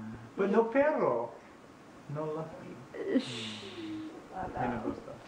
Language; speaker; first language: Spanish; non-native, learner; English